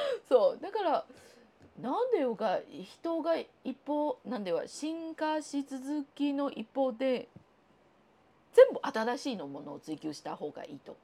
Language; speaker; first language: Japanese; non-native, fluent; Chinese